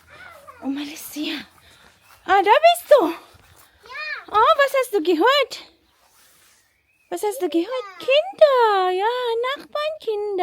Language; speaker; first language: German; non-native, learner; Filipino